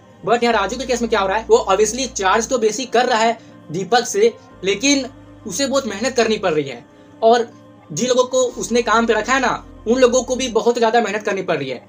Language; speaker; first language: Hindi; native; Hindi